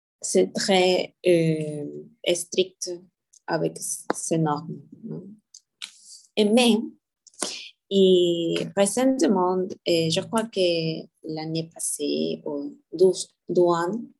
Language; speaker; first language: French; non-native, learner; Spanish